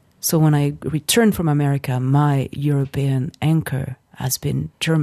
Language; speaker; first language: English; non-native, fluent; French